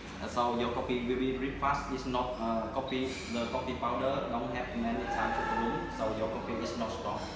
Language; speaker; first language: English; non-native, learner; Vietnamese